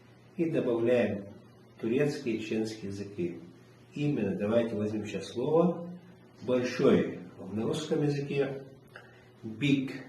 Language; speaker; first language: Russian; non-native, local second language; Chechen